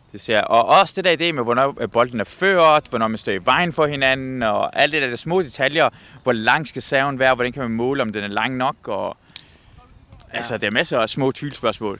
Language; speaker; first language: Danish; non-native, fluent; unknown